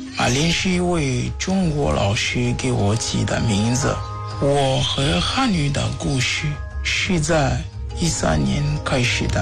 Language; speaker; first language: Chinese; non-native, fluent; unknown